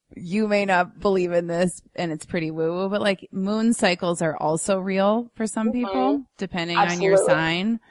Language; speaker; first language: English; native; English